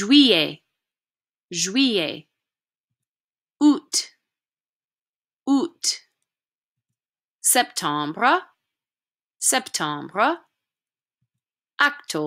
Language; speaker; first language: French; non-native, fluent; English